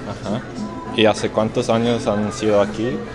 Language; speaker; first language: Spanish; non-native, learner; English